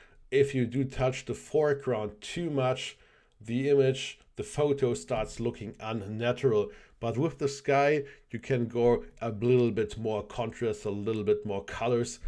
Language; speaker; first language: English; non-native, fluent; German